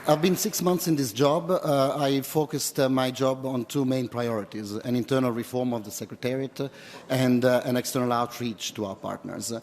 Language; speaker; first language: English; non-native, fluent; Italian